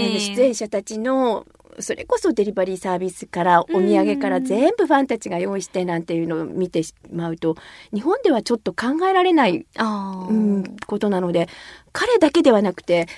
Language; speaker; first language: Japanese; native; Japanese